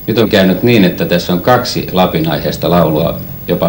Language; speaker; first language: Finnish; native; Finnish